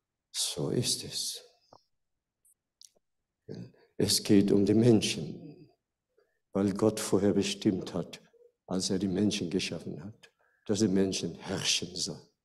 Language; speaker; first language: German; non-native, fluent; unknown